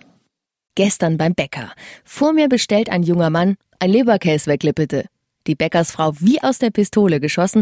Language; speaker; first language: German; native; German